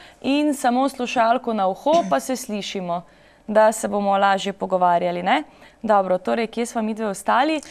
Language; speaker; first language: Slovenian; native; Slovenian